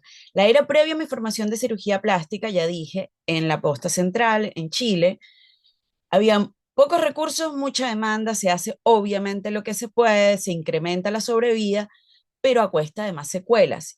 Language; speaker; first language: Spanish; native; Spanish